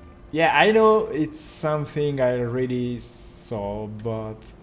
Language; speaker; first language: English; non-native, fluent; Italian